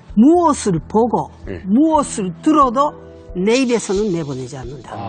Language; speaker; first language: Korean; early bilingual, heritage; Korean